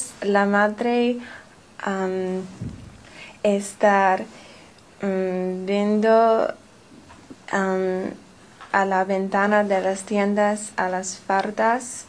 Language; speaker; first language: Spanish; non-native, learner; English